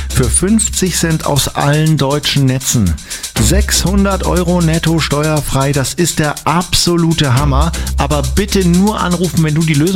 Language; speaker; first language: German; native; German